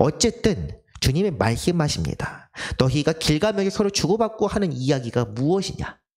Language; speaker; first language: Korean; native; Korean